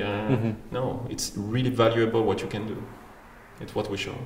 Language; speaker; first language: English; non-native, fluent; French